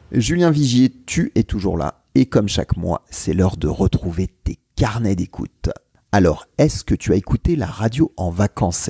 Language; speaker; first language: French; native; French